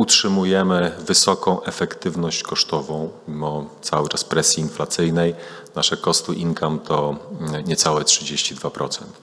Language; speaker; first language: Polish; native; Polish